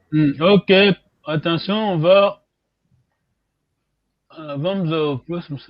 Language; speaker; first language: Portuguese; non-native, fluent; Kongo